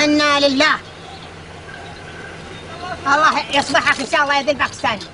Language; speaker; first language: Arabic; native; Arabic